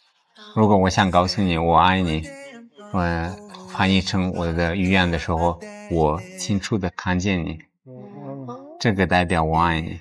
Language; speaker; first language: Chinese; non-native, fluent; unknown